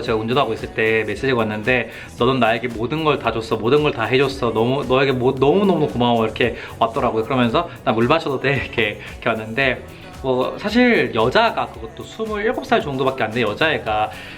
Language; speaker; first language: Korean; native; Korean